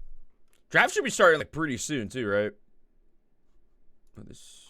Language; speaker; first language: English; native; English